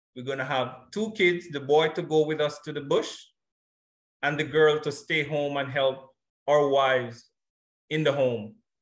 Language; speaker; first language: English; non-native, local second language; Jamaican Creole English